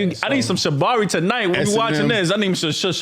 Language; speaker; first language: English; native; English